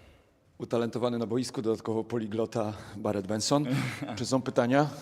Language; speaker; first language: Polish; native; Polish